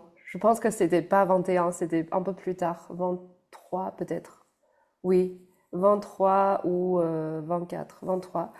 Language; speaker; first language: French; non-native, fluent; Chinese